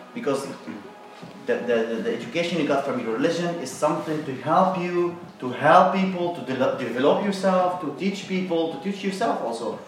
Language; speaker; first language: English; non-native, learner; Arabic